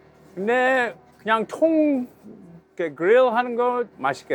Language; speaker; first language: Korean; early bilingual, heritage; English